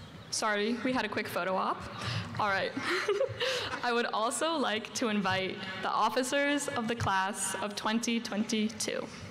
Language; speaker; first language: English; early bilingual, other home language; Spanish